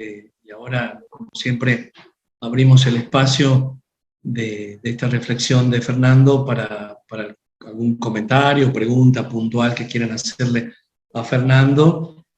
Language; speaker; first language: Spanish; native; Spanish